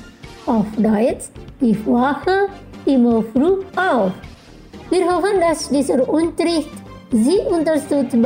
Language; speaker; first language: German; non-native, fluent; Indonesian